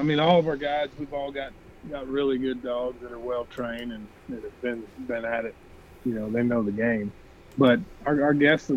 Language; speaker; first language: English; native; English